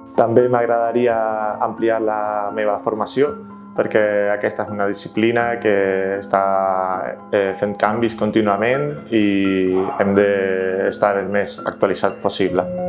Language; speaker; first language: Catalan; non-native, learner; Spanish